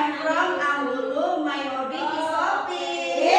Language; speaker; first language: English; non-native, learner; Indonesian